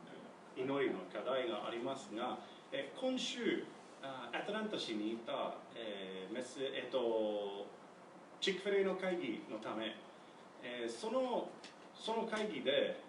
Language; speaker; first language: Japanese; non-native, learner; English